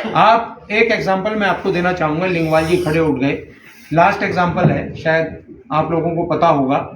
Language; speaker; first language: Hindi; native; Hindi